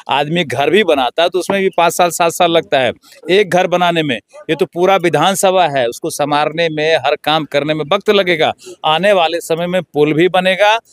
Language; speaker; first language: Hindi; native; Hindi